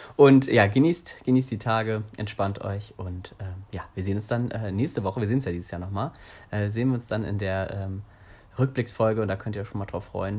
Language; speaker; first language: German; native; German